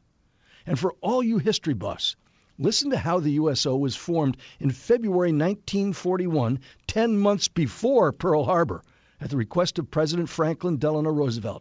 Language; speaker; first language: English; native; English